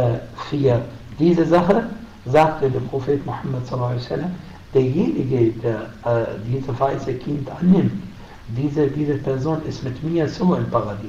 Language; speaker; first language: German; non-native, fluent; Arabic